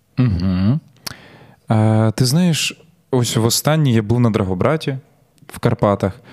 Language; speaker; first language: Ukrainian; native; Ukrainian